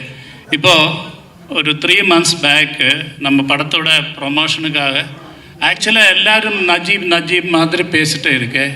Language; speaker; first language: Tamil; non-native, learner; Malayalam